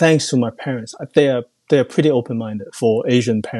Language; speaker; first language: English; non-native, local second language; Cantonese